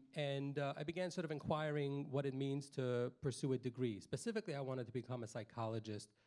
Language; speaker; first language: English; native; English